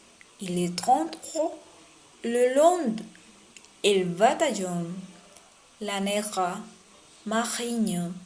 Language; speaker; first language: French; non-native, learner; Spanish